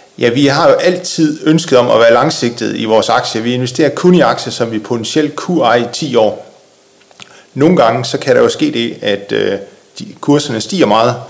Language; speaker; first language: Danish; native; Danish